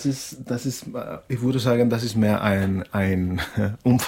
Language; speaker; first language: German; non-native, learner; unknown